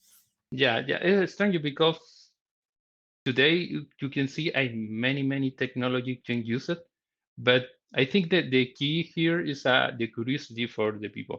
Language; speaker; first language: English; non-native, learner; Spanish